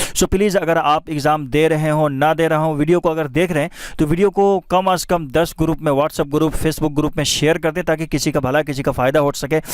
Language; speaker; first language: Urdu; native; Urdu